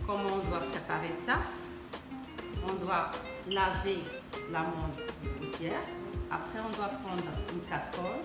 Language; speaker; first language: French; non-native, learner; Arabic